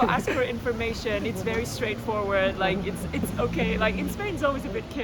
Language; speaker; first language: English; non-native, fluent; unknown